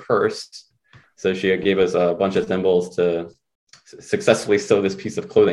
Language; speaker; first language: English; early bilingual, other home language; Spanish